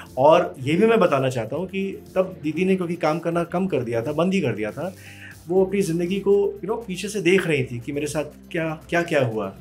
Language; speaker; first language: Hindi; early bilingual, heritage; Hindi